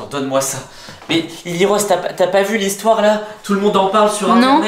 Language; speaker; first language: French; native; French